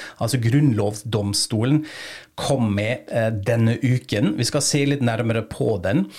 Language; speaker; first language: Norwegian; non-native, fluent; German